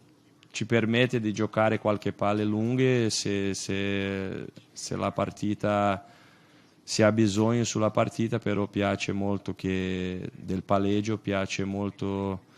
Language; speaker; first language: Italian; non-native, fluent; Portuguese